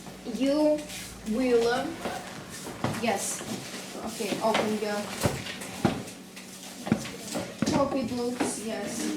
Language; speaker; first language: English; non-native, fluent; Russian